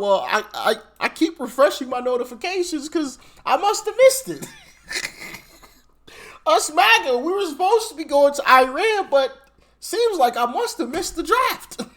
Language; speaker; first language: English; native; English